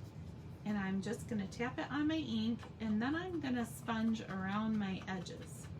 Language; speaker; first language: English; native; English